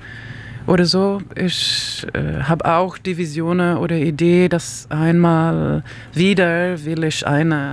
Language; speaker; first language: German; non-native, learner; Swedish